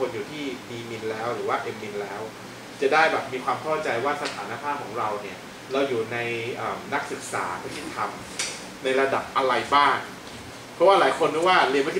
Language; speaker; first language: Thai; native; Thai